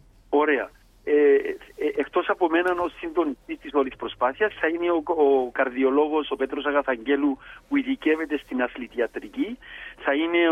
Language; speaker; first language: Greek; native; Greek